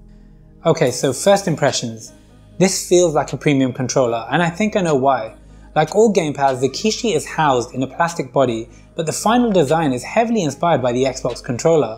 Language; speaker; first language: English; native; English